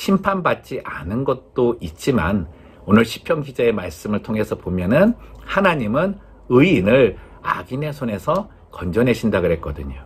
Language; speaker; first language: Korean; native; Korean